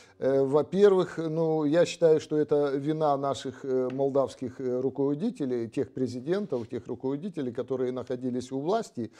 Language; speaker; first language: Russian; native; Russian